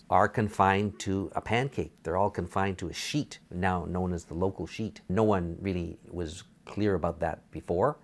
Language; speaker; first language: English; native; English